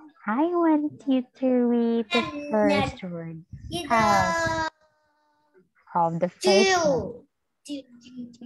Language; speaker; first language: English; non-native, fluent; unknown